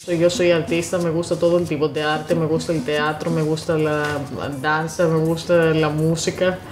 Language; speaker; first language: Spanish; non-native, fluent; Greek